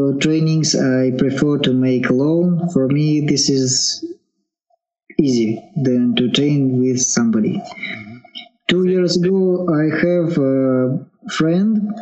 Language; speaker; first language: English; non-native, learner; Russian